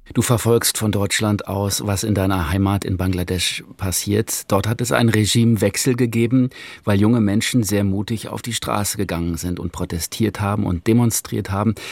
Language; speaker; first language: German; native; German